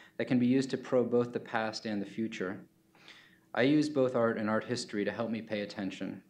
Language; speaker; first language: English; native; English